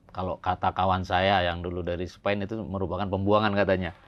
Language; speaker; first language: Indonesian; native; Indonesian